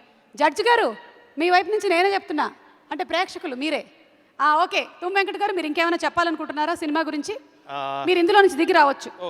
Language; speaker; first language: Telugu; native; Telugu